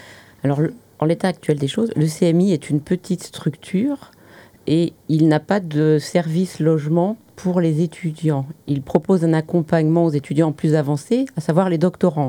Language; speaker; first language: French; native; French